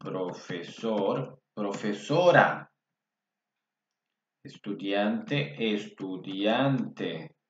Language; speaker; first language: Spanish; non-native, fluent; English